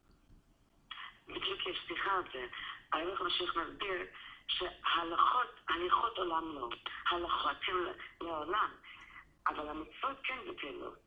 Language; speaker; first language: Hebrew; non-native, fluent; English